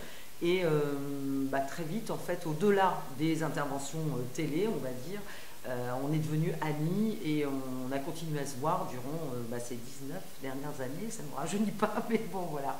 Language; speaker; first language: French; native; French